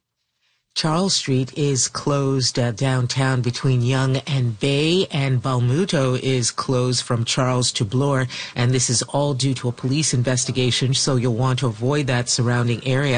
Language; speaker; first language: English; native; English